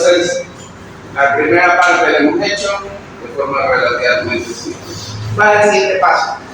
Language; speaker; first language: Spanish; native; Spanish